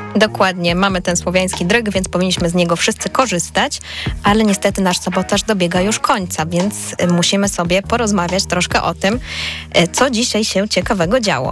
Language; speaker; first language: Polish; native; Polish